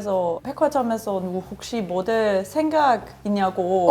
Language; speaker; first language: Korean; non-native, learner; German